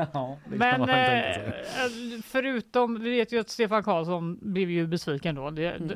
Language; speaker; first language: Swedish; native; Swedish